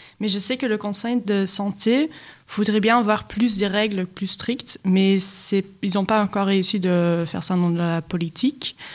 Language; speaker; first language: French; non-native, local second language; Dutch